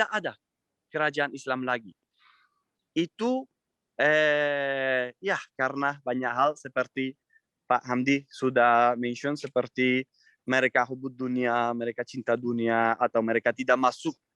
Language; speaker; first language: Indonesian; non-native, fluent; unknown